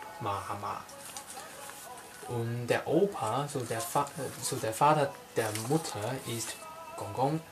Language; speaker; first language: German; non-native, learner; Cantonese